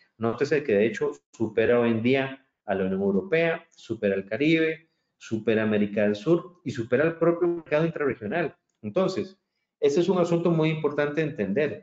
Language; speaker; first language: Spanish; native; Spanish